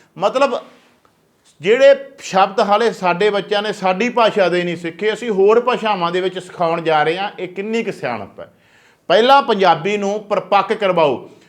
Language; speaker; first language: Punjabi; native; Punjabi